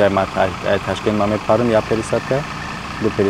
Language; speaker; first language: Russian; non-native, local second language; Tajik